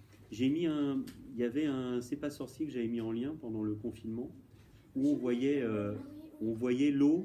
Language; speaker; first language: French; native; French